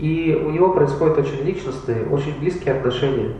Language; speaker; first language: Russian; native; Russian